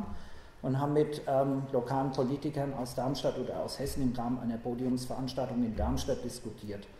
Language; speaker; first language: German; native; German